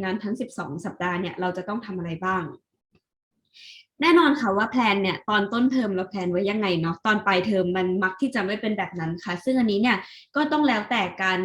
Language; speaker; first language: Thai; native; Thai